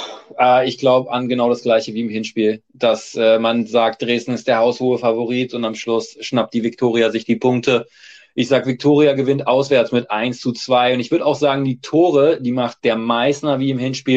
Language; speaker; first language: German; native; German